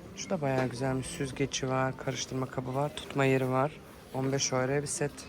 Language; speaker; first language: Turkish; early bilingual, heritage; Turkish